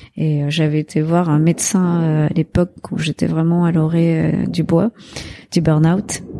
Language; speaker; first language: French; native; French